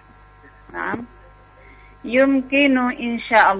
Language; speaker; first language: Arabic; non-native, learner; Indonesian